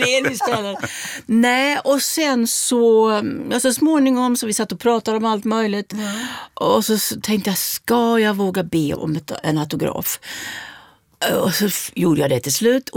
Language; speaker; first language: Swedish; native; Swedish